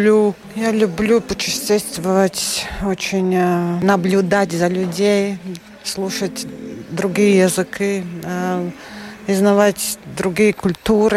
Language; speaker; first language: Russian; non-native, local second language; Latvian